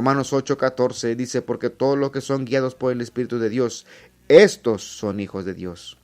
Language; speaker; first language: Spanish; native; Spanish